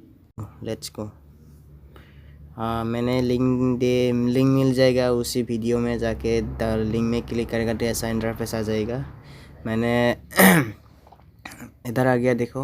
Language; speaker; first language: Hindi; non-native, local second language; Assamese